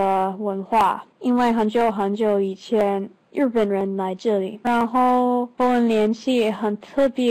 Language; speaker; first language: Chinese; non-native, learner; English